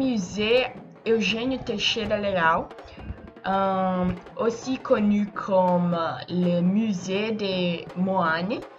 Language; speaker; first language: French; non-native, learner; Portuguese